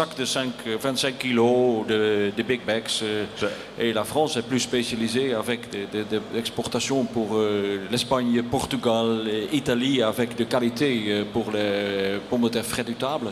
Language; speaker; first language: French; non-native, learner; Dutch